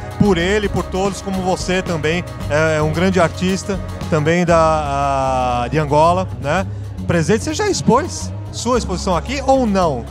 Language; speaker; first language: Portuguese; native; Portuguese